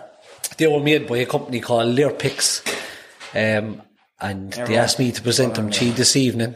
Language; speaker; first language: English; native; English